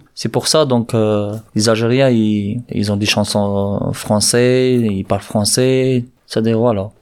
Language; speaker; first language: French; non-native, local second language; Arabic